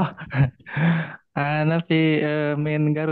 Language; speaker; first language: Arabic; non-native, learner; Indonesian